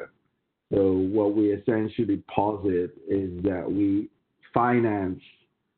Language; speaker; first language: English; non-native, local second language; Yoruba